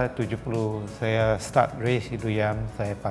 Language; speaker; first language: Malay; non-native, local second language; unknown